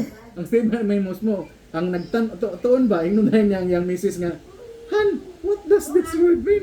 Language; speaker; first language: Cebuano; native; Cebuano